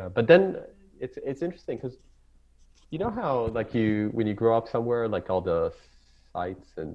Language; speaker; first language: English; non-native, fluent; Hebrew